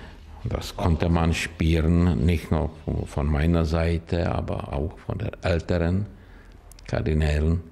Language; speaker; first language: German; non-native, learner; Czech